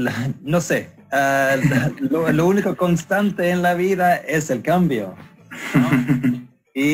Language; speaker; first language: Spanish; non-native, fluent; Swedish